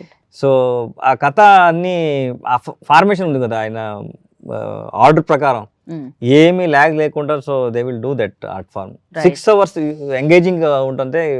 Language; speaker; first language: Telugu; non-native, learner; Kannada